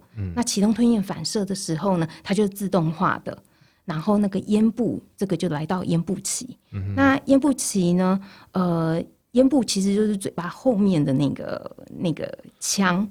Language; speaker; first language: Chinese; early bilingual, other home language; Portuguese